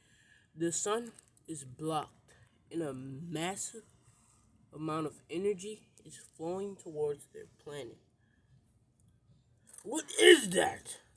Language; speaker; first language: English; native; English